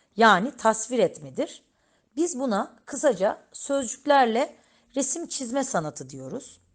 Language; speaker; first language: Turkish; native; Turkish